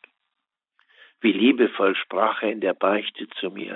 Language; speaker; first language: German; native; German